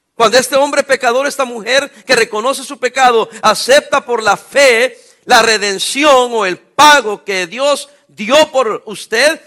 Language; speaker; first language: Spanish; native; Spanish